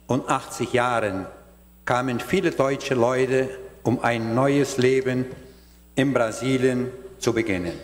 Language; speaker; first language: German; non-native, learner; Portuguese